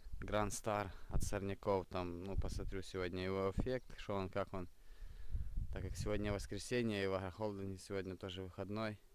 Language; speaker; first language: Russian; non-native, local second language; Ukrainian